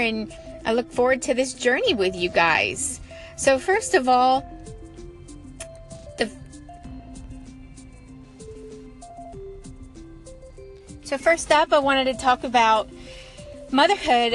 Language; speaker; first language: English; native; English